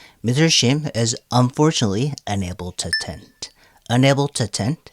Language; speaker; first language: English; non-native, fluent; Korean